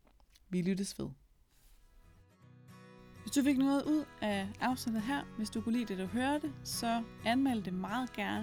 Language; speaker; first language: Danish; native; Danish